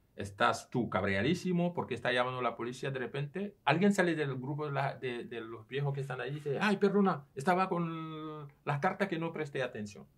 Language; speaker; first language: Spanish; non-native, fluent; Serer